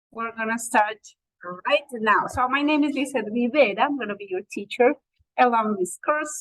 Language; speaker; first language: English; non-native, fluent; Spanish